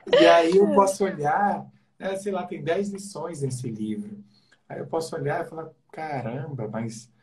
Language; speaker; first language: Portuguese; native; Portuguese